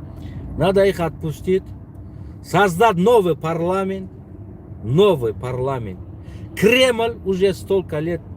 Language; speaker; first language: Russian; non-native, local second language; Tajik